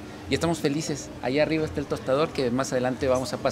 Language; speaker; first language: Spanish; native; Spanish